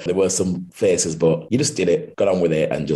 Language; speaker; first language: English; native; English